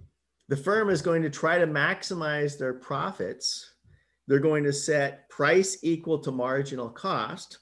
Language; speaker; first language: English; native; English